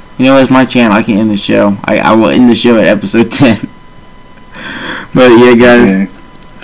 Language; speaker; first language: English; native; English